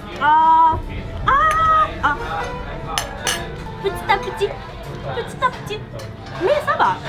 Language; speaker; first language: French; non-native, learner; Japanese